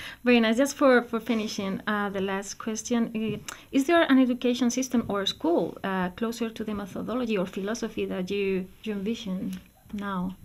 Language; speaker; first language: English; non-native, fluent; Spanish